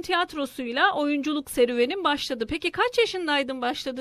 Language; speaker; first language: Turkish; native; Turkish